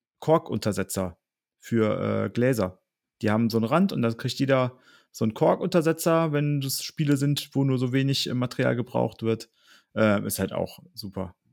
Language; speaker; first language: German; native; German